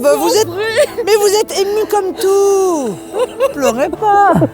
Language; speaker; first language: French; native; French